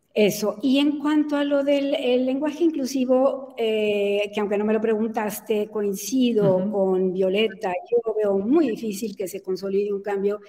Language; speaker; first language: Spanish; native; Spanish